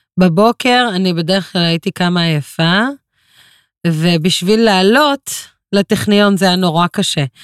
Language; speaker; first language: Hebrew; non-native, local second language; Arabic